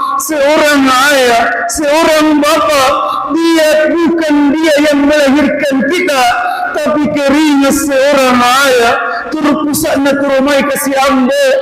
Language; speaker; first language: Malay; non-native, local second language; Buginese